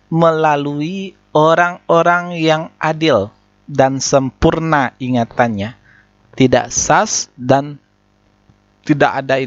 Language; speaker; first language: Indonesian; native; Indonesian